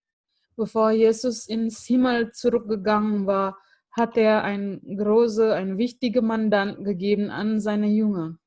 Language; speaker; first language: German; non-native, fluent; Indonesian